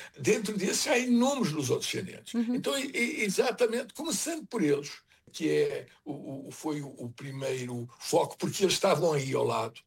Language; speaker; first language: Portuguese; native; Portuguese